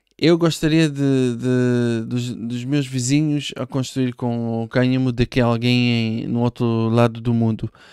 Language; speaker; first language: Portuguese; non-native, fluent; Hebrew